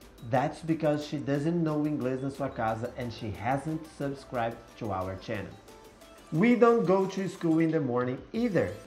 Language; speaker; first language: English; non-native, fluent; Portuguese